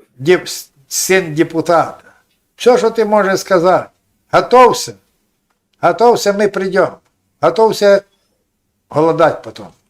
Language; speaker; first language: Russian; non-native, local second language; Ukrainian